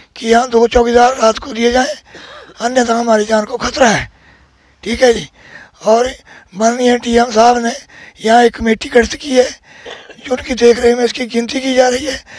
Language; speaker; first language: Hindi; native; Hindi